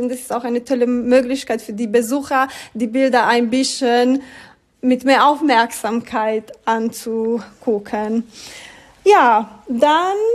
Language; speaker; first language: German; non-native, learner; Romanian